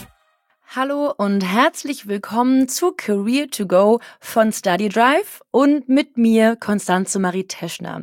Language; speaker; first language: German; native; German